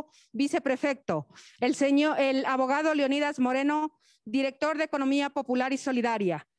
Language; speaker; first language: Spanish; native; Spanish